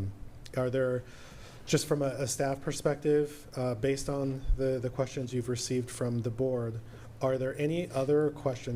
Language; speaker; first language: English; native; English